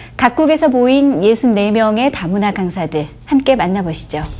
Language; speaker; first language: Korean; native; Korean